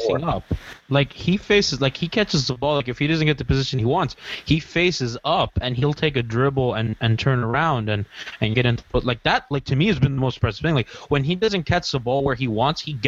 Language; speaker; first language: English; native; English